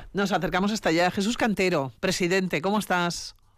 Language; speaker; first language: Spanish; native; Spanish